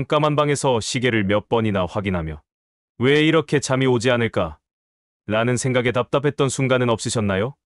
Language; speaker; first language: Korean; native; Korean